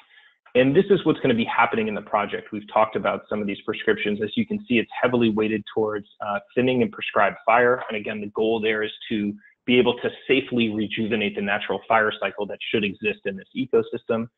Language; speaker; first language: English; native; English